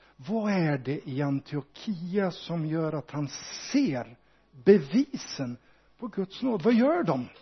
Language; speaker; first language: Swedish; native; Swedish